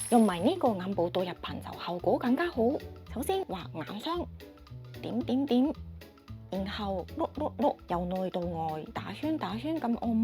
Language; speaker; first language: Cantonese; non-native, fluent; Japanese